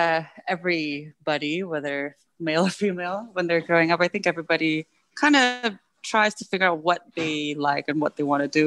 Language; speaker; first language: English; native; English